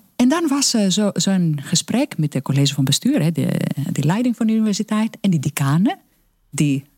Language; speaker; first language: Dutch; non-native, fluent; Greek